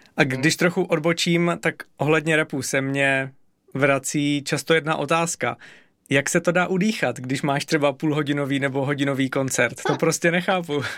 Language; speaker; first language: Czech; native; Czech